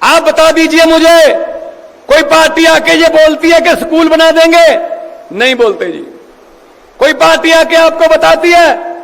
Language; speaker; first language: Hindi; non-native, local second language; Punjabi